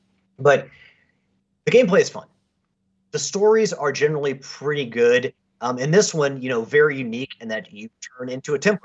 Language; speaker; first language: English; native; English